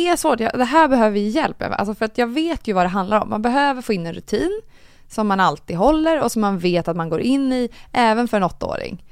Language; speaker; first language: Swedish; native; Swedish